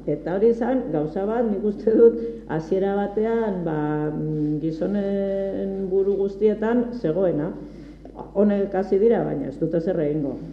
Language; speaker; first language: Basque; native; Basque